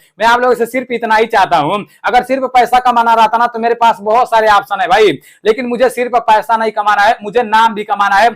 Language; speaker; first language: Hindi; native; Hindi